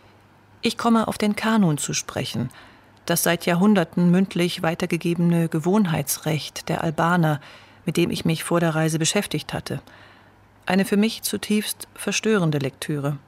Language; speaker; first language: German; native; German